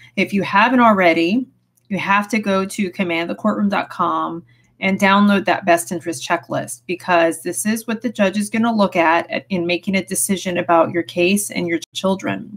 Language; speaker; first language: English; native; English